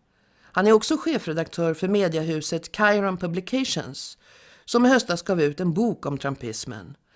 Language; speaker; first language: Swedish; native; Swedish